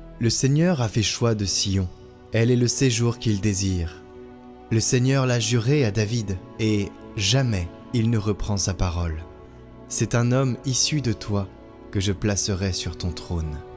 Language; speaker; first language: French; native; French